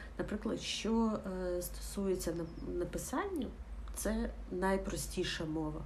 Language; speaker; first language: Ukrainian; non-native, local second language; Russian